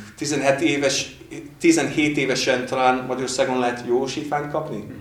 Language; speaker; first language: Hungarian; non-native, fluent; English